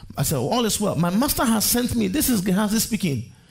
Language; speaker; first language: English; non-native, local second language; Akan